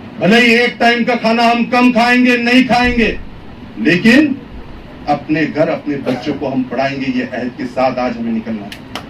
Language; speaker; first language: Urdu; native; Urdu